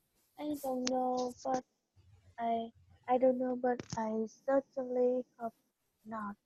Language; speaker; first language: English; non-native, learner; Vietnamese